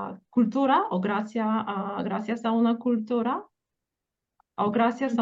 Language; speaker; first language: Spanish; non-native, fluent; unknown